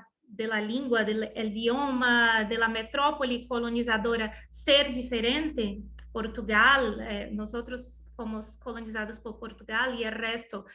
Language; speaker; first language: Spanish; non-native, learner; Portuguese